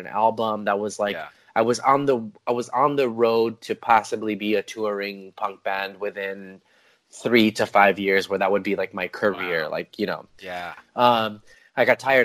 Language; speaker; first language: English; native; English